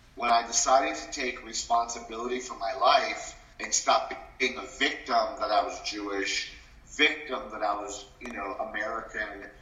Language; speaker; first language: English; early bilingual, other home language; Spanish